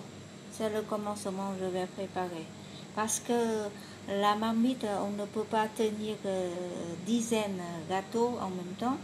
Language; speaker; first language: French; non-native, learner; Vietnamese